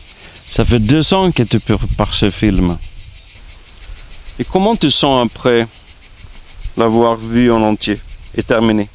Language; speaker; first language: French; non-native, fluent; Swedish